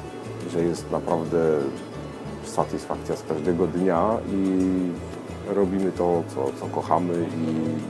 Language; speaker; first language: Polish; native; Polish